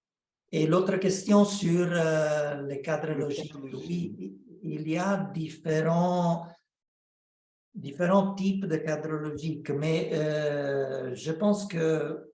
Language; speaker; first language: French; non-native, fluent; Italian